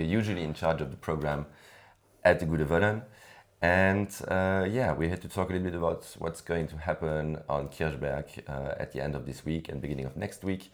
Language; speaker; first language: English; non-native, fluent; French